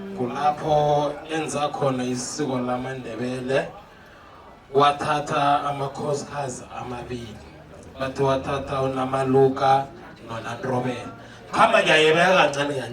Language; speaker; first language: Zulu; non-native, local second language; South Ndebele